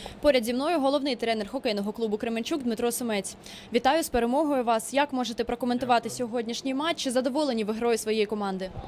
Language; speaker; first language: Ukrainian; native; Ukrainian